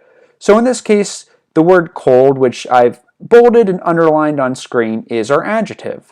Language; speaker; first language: English; native; English